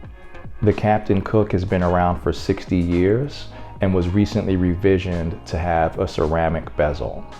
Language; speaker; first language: English; native; English